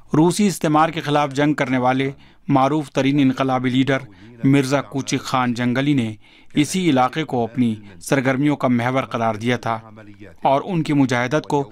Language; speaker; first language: Urdu; native; Urdu